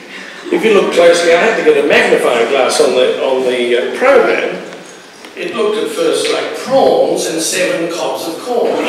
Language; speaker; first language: English; native; English